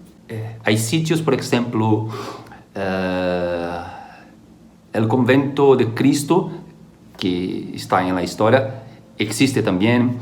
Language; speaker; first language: Spanish; non-native, fluent; Portuguese